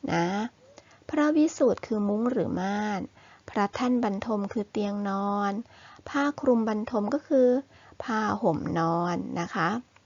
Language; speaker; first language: Thai; native; Thai